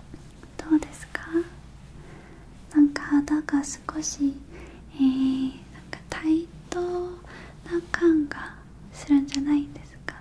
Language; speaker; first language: Japanese; non-native, learner; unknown